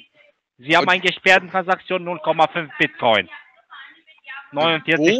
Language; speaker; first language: German; non-native, learner; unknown